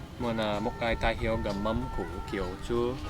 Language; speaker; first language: Vietnamese; non-native, learner; English